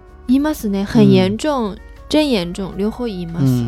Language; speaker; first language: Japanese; non-native, fluent; Chinese